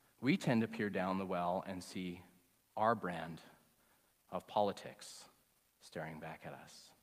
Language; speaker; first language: English; native; English